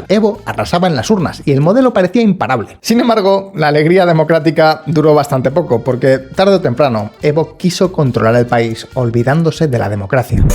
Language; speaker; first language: Spanish; native; Spanish